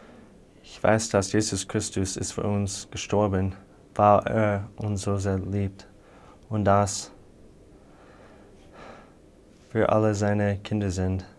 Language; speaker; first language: German; non-native, fluent; English